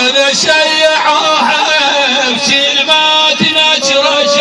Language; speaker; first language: Arabic; native; Arabic